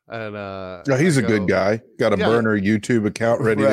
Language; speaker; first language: English; native; English